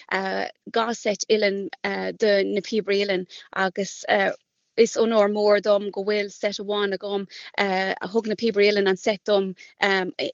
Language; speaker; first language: Irish; non-native, local second language; English